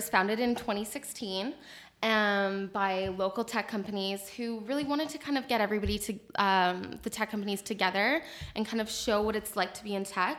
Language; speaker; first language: English; native; English